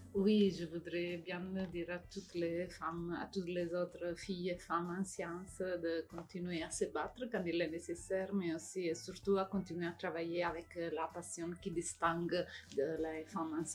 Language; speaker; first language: French; non-native, fluent; Italian